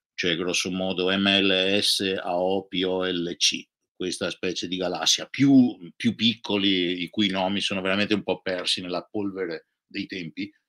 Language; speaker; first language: Italian; native; Italian